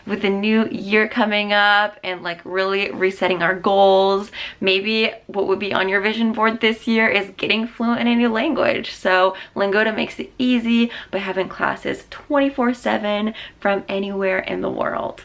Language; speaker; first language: English; native; English